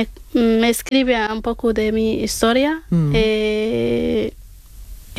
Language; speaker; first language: Spanish; non-native, learner; Arabic